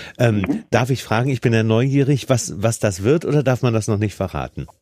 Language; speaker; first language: German; native; German